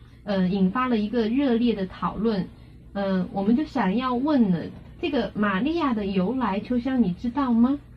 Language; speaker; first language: Chinese; native; Chinese